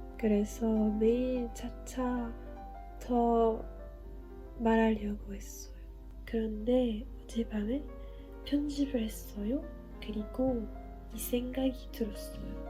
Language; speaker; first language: Korean; non-native, learner; French